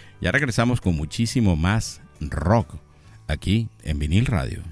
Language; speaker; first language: Spanish; native; Spanish